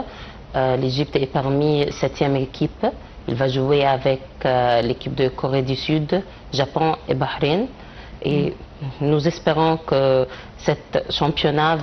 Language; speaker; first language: French; non-native, learner; Arabic